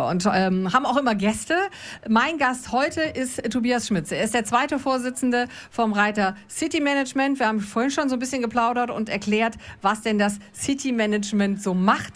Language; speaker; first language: German; native; German